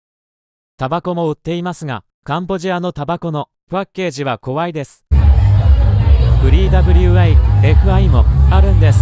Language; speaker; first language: Japanese; non-native, fluent; Khmer